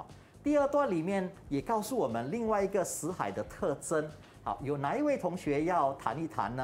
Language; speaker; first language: Chinese; native; Chinese